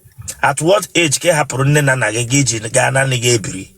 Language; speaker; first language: Igbo; native; Igbo